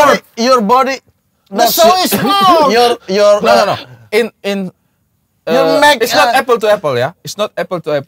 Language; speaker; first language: English; non-native, learner; Indonesian